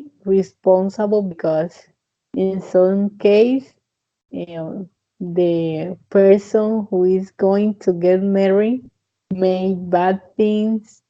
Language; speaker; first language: English; non-native, fluent; Spanish